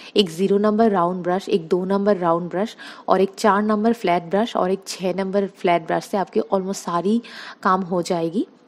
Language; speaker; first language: Hindi; non-native, local second language; Bangla